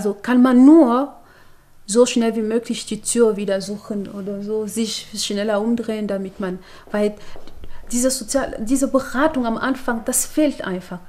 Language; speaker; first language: German; non-native, fluent; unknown